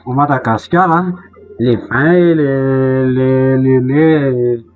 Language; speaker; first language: French; non-native, local second language; Malagasy